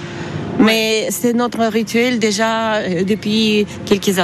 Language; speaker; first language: French; non-native, learner; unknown